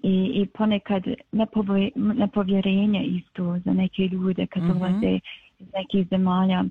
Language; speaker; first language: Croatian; early bilingual, heritage; Bosnian